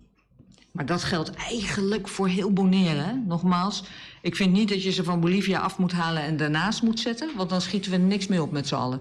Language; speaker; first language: Dutch; native; Dutch